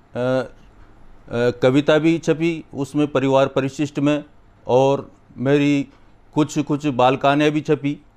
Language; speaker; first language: Hindi; native; Hindi